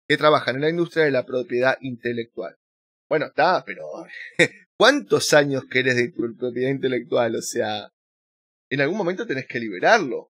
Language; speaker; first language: Spanish; native; Spanish